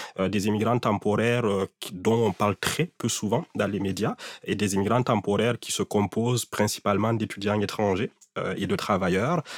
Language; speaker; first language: French; non-native, local second language; Fula